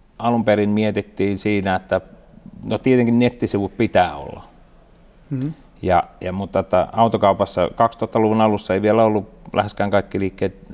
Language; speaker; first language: Finnish; native; Finnish